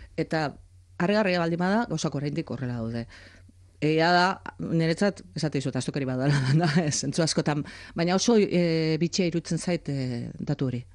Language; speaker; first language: Basque; native; Basque